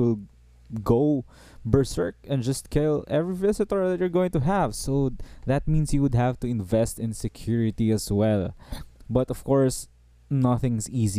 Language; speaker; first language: English; non-native, local second language; Filipino